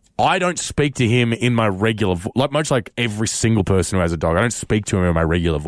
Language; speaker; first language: English; native; English